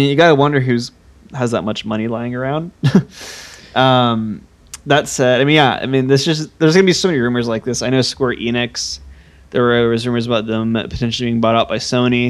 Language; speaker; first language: English; native; English